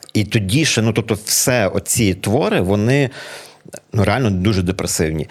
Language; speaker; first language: Ukrainian; native; Ukrainian